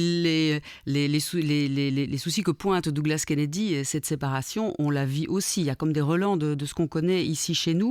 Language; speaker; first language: French; native; French